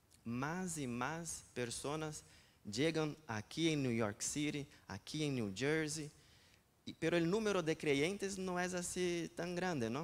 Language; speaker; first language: Spanish; non-native, fluent; Portuguese